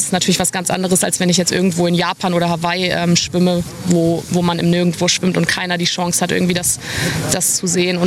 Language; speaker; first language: German; native; German